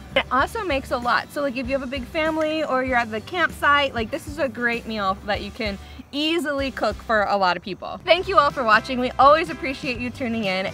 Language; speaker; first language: English; native; English